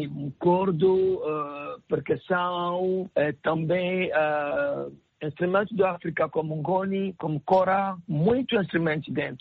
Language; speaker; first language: Portuguese; non-native, learner; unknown